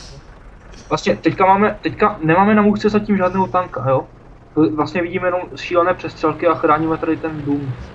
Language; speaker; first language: Czech; native; Czech